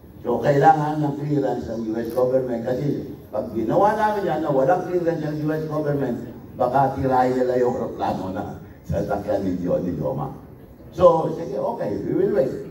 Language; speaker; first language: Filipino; non-native, local second language; Iloko